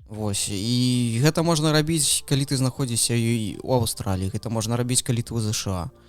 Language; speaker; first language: Belarusian; non-native, local second language; Russian